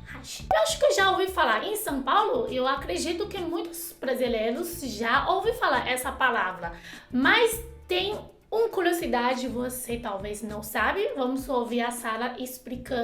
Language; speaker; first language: Portuguese; non-native, fluent; Chinese